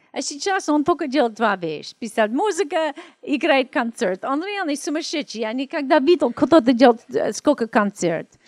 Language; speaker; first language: Russian; non-native, learner; English